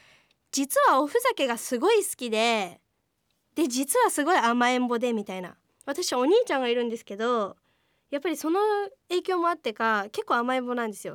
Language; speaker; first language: Japanese; native; Japanese